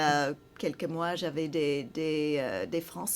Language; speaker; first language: French; non-native, fluent; English